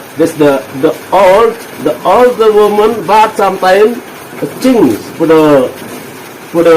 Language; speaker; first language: English; non-native, learner; Indonesian